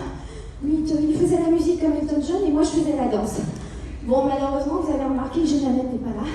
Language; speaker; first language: French; native; French